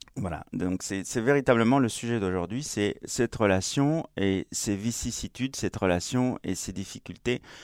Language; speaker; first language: French; non-native, fluent; Spanish